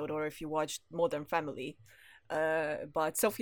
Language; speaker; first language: English; non-native, fluent; Hungarian